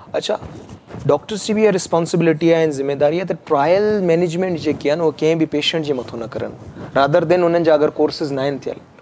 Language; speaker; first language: Sindhi; native; Sindhi